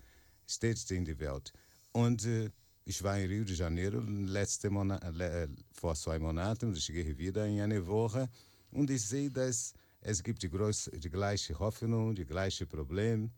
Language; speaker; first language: German; non-native, learner; Portuguese